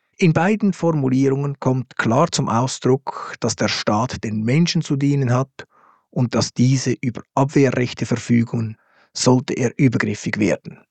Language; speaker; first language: German; native; German